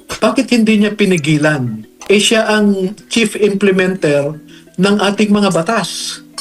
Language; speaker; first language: Filipino; native; Filipino